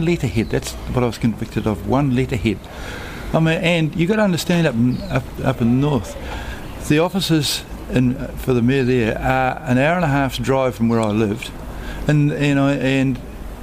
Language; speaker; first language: English; native; English